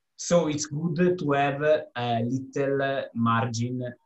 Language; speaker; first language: English; non-native, fluent; Italian